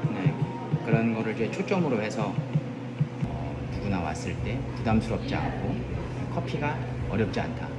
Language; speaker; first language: Korean; native; Korean